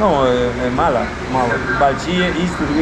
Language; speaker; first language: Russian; non-native, learner; Spanish